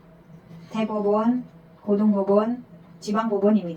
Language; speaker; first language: Korean; non-native, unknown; Filipino